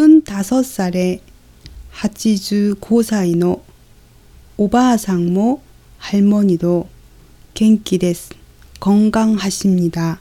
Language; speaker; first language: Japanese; non-native, fluent; Korean